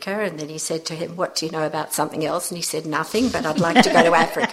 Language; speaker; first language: English; native; English